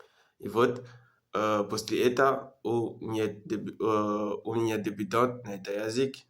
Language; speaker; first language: Russian; non-native, learner; French